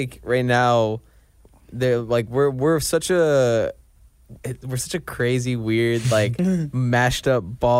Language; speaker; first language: English; native; English